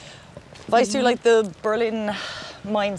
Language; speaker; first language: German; non-native, learner; English